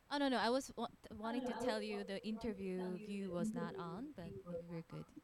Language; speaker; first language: English; non-native, fluent; Korean